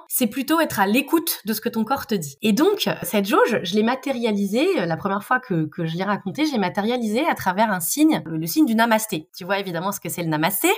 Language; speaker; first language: French; native; French